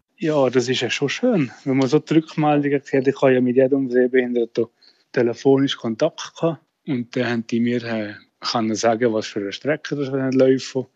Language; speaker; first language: German; native; German